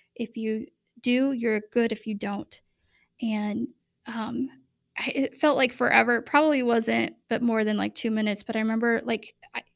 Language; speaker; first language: English; native; English